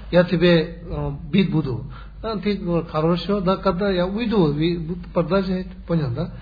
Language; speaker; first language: Russian; non-native, learner; Tibetan